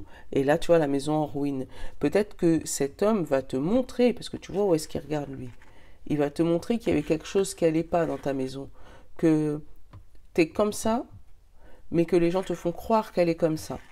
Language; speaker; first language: French; native; French